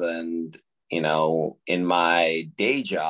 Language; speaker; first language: English; native; English